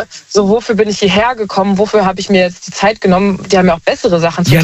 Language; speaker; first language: German; native; German